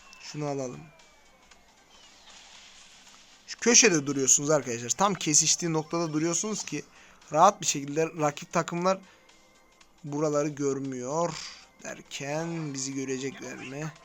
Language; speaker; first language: Turkish; native; Turkish